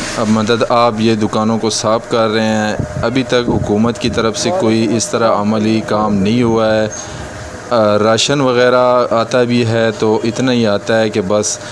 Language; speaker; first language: Urdu; non-native, local second language; Pashto